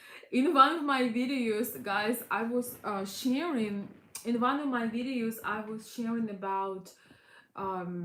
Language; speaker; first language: English; non-native, fluent; Russian